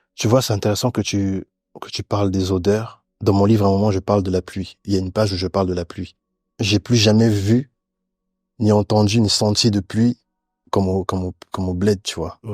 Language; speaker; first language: French; early bilingual, other home language; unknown